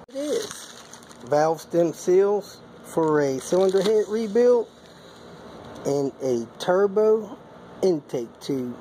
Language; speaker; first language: English; native; English